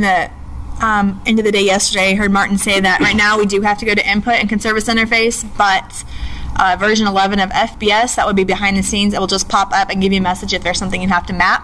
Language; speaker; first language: English; native; English